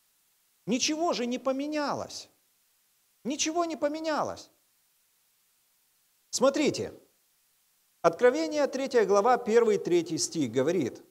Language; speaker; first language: Russian; native; Russian